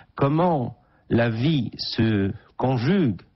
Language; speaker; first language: French; non-native, local second language; Arabic